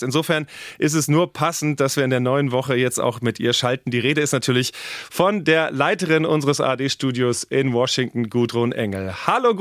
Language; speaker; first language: German; native; German